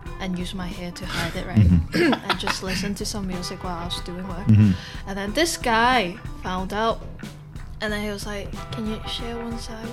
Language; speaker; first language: English; non-native, local second language; Cantonese